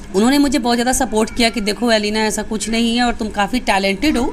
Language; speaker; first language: Hindi; native; Hindi